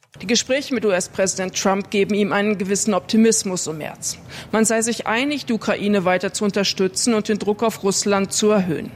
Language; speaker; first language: German; native; German